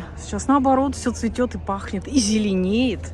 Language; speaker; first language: Russian; native; Russian